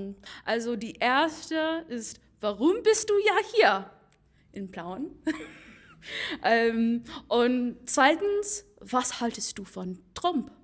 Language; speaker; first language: German; non-native, fluent; English